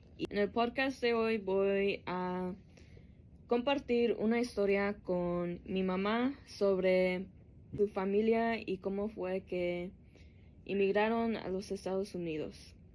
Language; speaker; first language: Spanish; early bilingual, heritage; Spanish